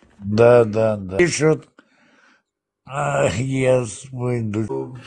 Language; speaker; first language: Russian; non-native, local second language; Abkhazian